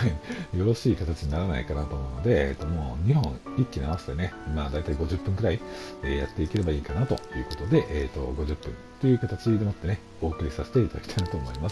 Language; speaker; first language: Japanese; native; Japanese